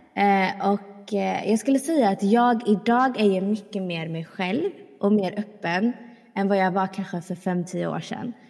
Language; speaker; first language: Swedish; early bilingual, other home language; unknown